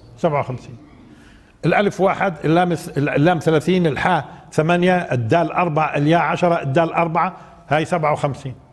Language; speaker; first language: Arabic; native; Arabic